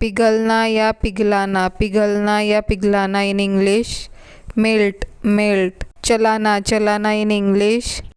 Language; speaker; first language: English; non-native, local second language; Hindi